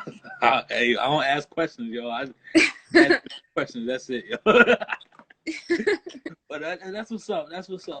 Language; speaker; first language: English; native; English